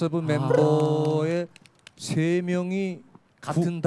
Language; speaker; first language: Korean; native; Korean